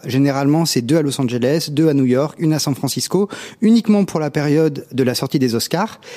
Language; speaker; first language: French; native; French